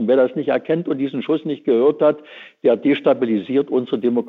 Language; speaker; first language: German; native; German